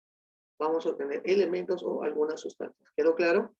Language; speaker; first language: Spanish; native; Spanish